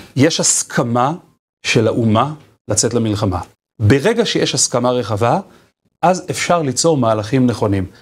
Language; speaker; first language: Hebrew; native; Hebrew